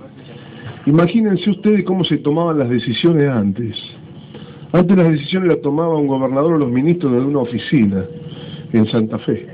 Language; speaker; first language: Spanish; native; Spanish